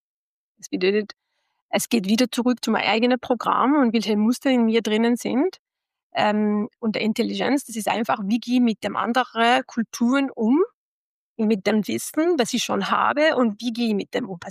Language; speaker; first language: German; non-native, fluent; Arabic